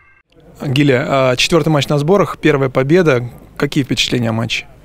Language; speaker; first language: Russian; native; Russian